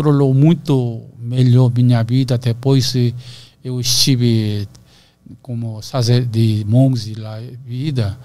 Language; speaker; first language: Portuguese; non-native, learner; Korean